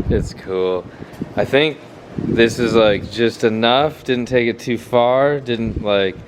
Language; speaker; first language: English; native; English